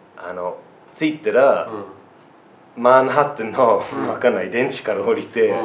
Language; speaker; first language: Japanese; non-native, fluent; English